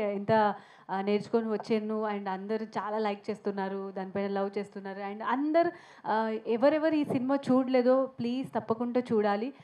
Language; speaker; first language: Telugu; non-native, fluent; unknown